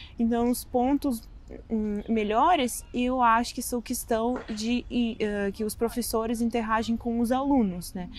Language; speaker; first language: Portuguese; non-native, fluent; Russian